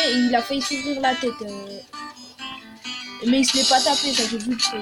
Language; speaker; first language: French; native; French